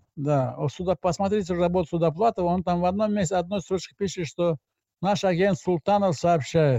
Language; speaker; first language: Russian; non-native, local second language; Azerbaijani